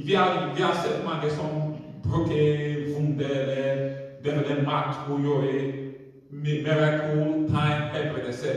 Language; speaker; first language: Norwegian; non-native, learner; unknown